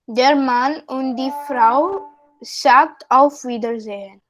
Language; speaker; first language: German; non-native, learner; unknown